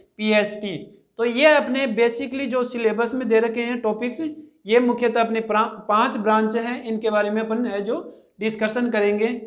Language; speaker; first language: Hindi; native; Hindi